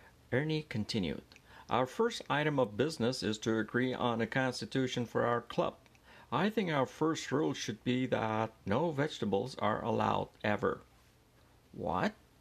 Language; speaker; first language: English; non-native, fluent; Persian